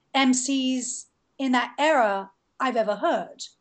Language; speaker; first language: English; native; English